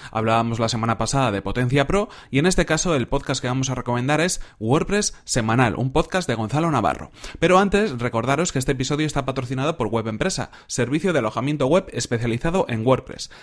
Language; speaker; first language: Spanish; native; Spanish